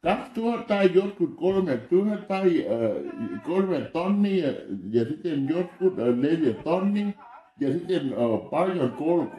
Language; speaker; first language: Finnish; non-native, learner; Thai